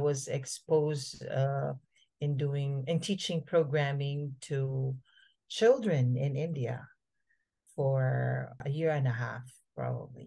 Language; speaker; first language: English; non-native, local second language; Filipino